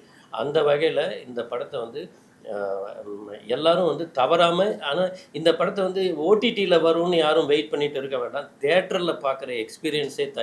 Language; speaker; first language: Tamil; native; Tamil